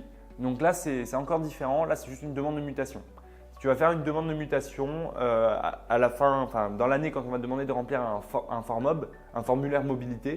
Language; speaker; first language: French; native; French